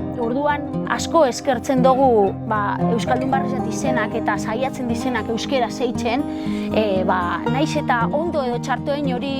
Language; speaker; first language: Basque; native; Basque